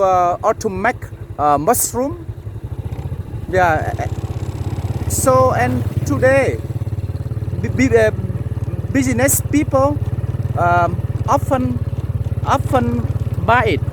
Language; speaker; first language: English; non-native, learner; Vietnamese